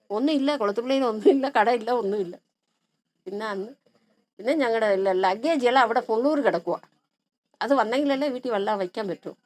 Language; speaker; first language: Malayalam; early bilingual, other home language; Tamil